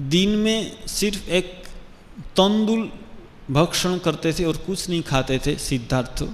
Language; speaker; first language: Hindi; non-native, local second language; Bangla